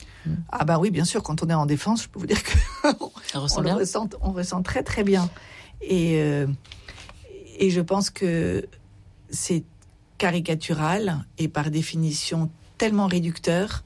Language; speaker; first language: French; native; French